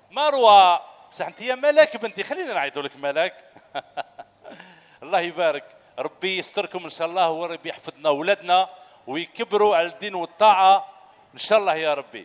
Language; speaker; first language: Arabic; native; Arabic